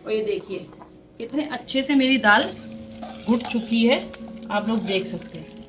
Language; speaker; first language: Hindi; native; Hindi